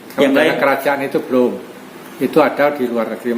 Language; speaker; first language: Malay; non-native, local second language; Javanese